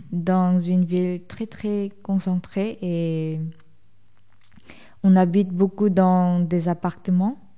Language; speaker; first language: French; non-native, fluent; Korean